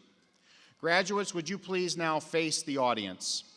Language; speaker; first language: English; native; English